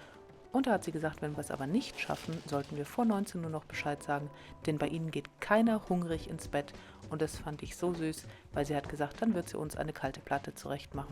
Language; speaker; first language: German; native; German